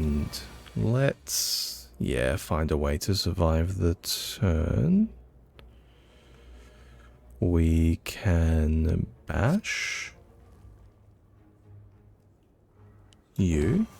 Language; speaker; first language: English; native; English